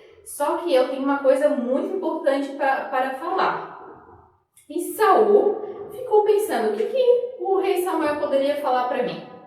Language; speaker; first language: Portuguese; native; Portuguese